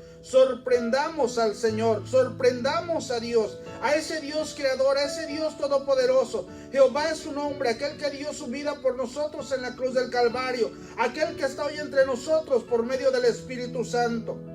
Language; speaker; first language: Spanish; native; Spanish